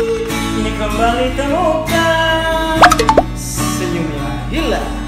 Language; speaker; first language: Indonesian; native; Indonesian